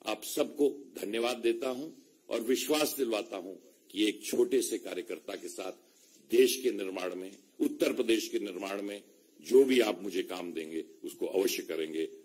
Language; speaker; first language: Hindi; native; Hindi